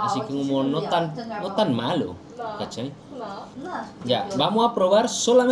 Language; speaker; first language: Spanish; non-native, learner; Indonesian